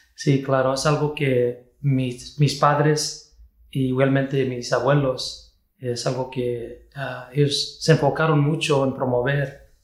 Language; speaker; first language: Spanish; early bilingual, heritage; Spanish